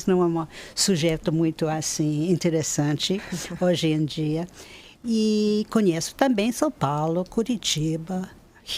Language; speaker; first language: Portuguese; non-native, fluent; English